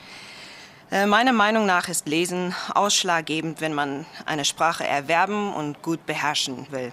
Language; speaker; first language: German; non-native, fluent; Afrikaans